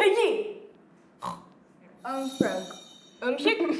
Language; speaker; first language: Korean; native; Korean